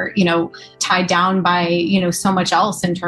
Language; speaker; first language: English; native; English